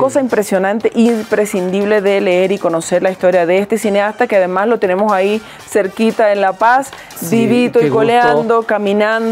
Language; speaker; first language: Spanish; native; Spanish